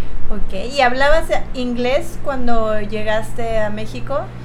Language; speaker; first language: Spanish; native; Spanish